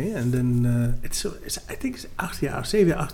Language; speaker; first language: Dutch; non-native, fluent; English